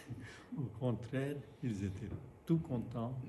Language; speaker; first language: French; non-native, fluent; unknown